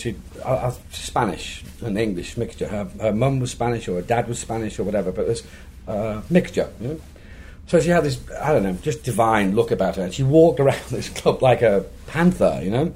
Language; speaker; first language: English; native; English